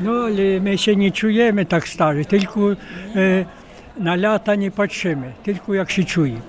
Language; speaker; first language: Polish; non-native, local second language; Ukrainian